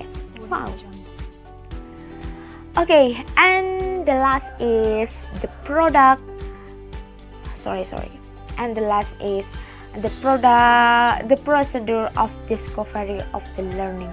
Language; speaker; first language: English; non-native, learner; Indonesian